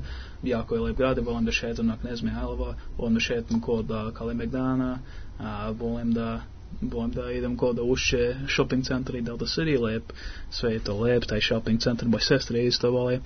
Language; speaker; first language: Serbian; early bilingual, heritage; English